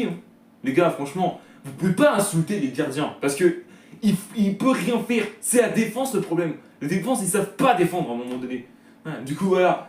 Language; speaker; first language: French; native; French